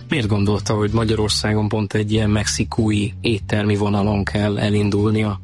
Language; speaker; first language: Hungarian; native; Hungarian